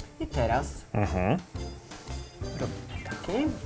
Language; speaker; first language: Polish; non-native, learner; Italian